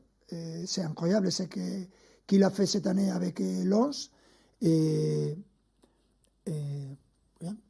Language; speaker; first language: French; non-native, fluent; Spanish